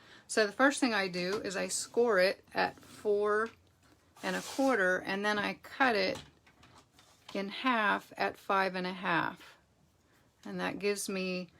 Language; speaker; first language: English; native; English